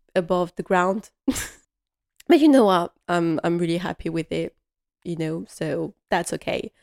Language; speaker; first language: English; non-native, fluent; French